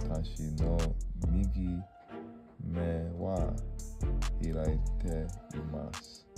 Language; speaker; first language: Japanese; non-native, learner; English